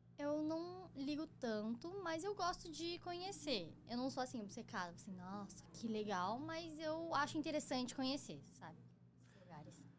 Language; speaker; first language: Portuguese; native; Portuguese